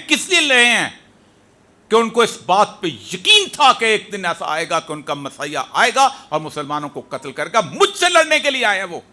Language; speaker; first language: Urdu; non-native, local second language; Punjabi